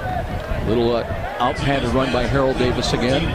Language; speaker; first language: English; native; English